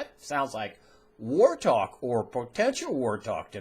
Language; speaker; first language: English; native; English